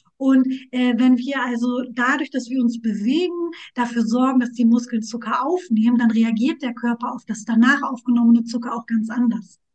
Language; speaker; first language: German; early bilingual, other home language; Turkish